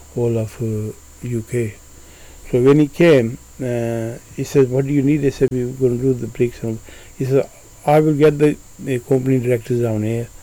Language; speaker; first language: English; early bilingual, other home language; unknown